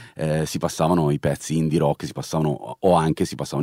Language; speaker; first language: Italian; native; Italian